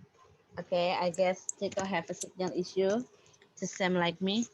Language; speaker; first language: English; non-native, fluent; Indonesian